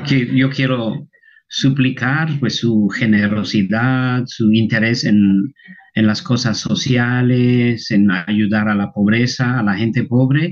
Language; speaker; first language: Spanish; non-native, local second language; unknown